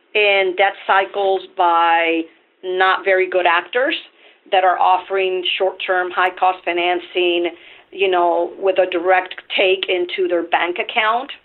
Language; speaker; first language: English; non-native, fluent; Spanish